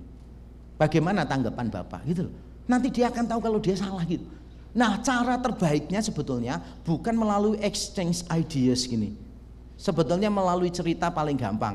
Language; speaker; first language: Indonesian; native; Indonesian